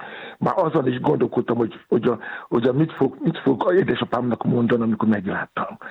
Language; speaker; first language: Hungarian; non-native, fluent; Yoruba